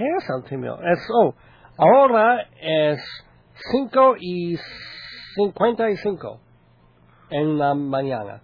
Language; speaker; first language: Spanish; non-native, learner; English